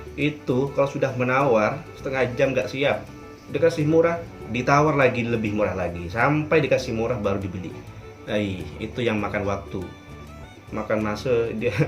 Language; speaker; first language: Indonesian; native; Indonesian